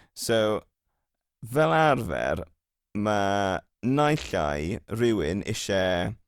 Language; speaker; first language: English; native; English